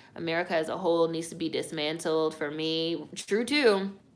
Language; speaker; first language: English; native; English